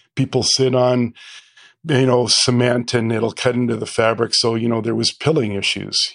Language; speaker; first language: English; native; English